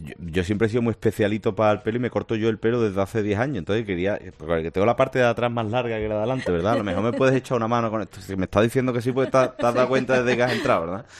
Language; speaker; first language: Spanish; native; Spanish